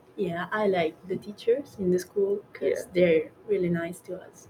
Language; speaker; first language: English; non-native, fluent; Italian